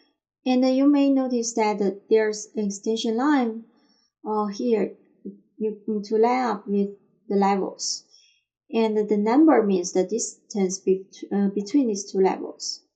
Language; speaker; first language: English; non-native, fluent; Chinese